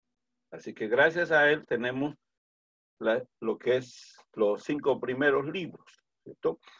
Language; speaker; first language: Spanish; native; Spanish